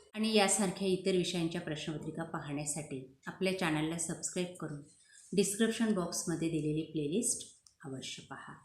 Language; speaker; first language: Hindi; non-native, local second language; Marathi